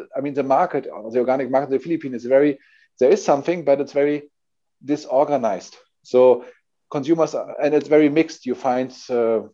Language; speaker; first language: English; non-native, fluent; German